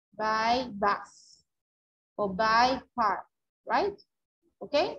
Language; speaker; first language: English; non-native, fluent; Spanish